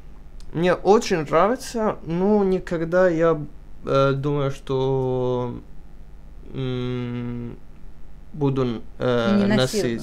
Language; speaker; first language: Russian; early bilingual, heritage; Italian